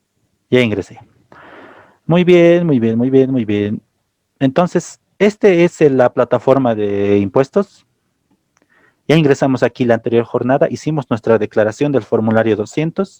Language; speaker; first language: Spanish; native; Spanish